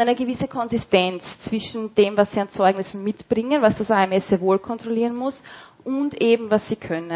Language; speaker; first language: German; native; German